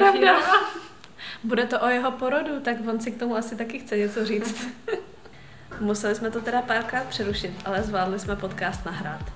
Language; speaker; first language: Czech; native; Czech